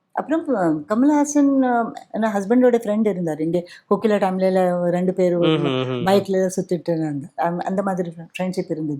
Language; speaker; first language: Tamil; non-native, fluent; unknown